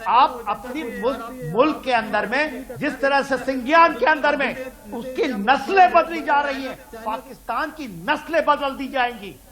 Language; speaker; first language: Hindi; native; Hindi